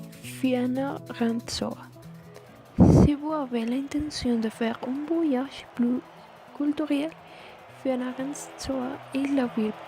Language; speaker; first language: French; non-native, learner; Spanish